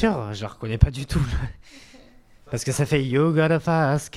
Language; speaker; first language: French; native; French